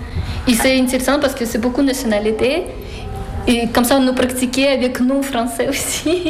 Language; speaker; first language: French; non-native, learner; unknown